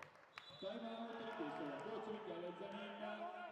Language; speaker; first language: Italian; native; Italian